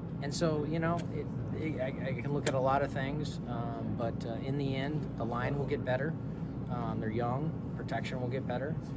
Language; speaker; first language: English; native; English